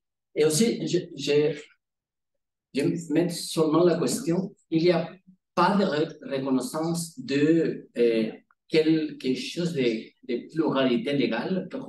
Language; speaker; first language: French; non-native, learner; Spanish